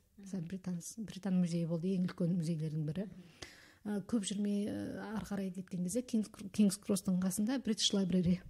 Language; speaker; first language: Kazakh; early bilingual, heritage; Kazakh